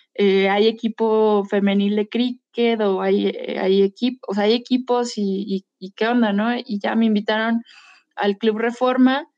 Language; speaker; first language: Spanish; native; Spanish